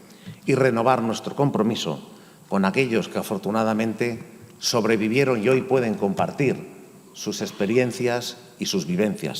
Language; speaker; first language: Spanish; native; Spanish